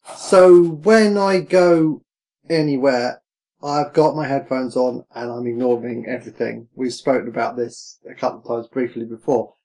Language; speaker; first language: English; native; English